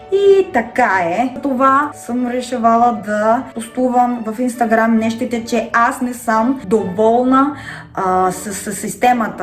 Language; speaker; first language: Bulgarian; non-native, learner; Spanish